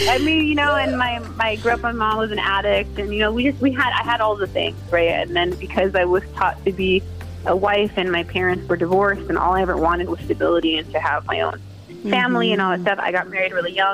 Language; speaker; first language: English; native; English